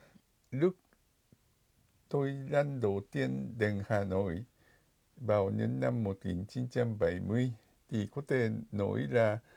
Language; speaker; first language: Vietnamese; non-native, fluent; Japanese